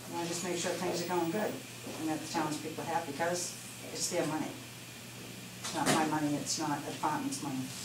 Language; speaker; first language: English; native; English